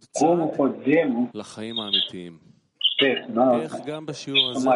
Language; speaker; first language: Hebrew; non-native, learner; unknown